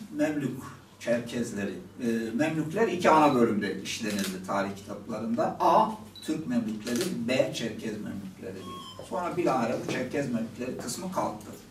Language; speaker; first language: Turkish; non-native, local second language; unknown